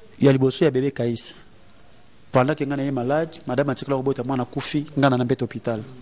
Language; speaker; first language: Lingala; native; Lingala